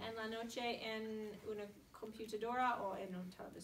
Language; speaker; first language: Spanish; non-native, fluent; English